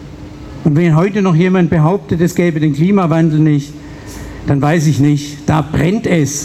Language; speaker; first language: German; native; German